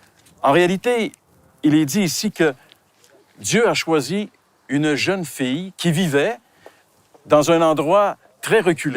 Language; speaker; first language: French; native; French